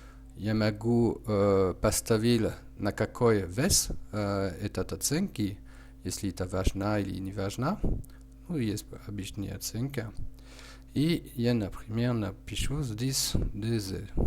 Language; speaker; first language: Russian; non-native, learner; French